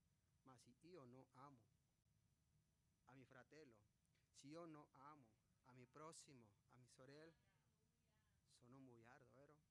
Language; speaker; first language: Italian; non-native, fluent; Spanish